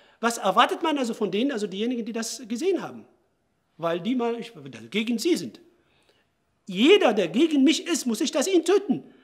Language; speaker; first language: German; non-native, fluent; Arabic